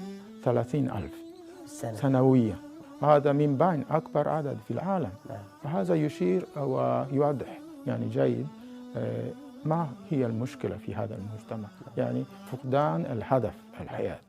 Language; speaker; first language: Arabic; non-native, fluent; Japanese